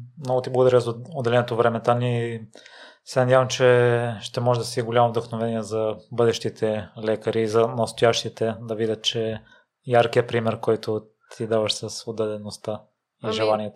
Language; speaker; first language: Bulgarian; native; Bulgarian